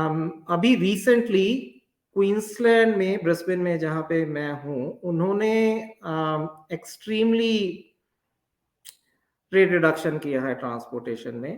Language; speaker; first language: Hindi; native; Hindi